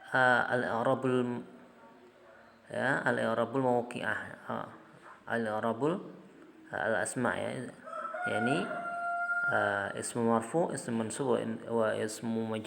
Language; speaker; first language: Arabic; non-native, fluent; Indonesian